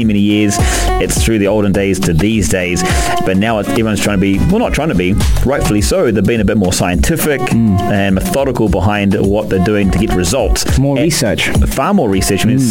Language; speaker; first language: English; native; English